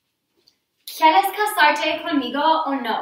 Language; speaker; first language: Spanish; non-native, learner; English